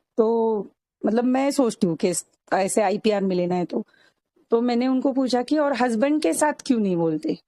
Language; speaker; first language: Hindi; non-native, local second language; Marathi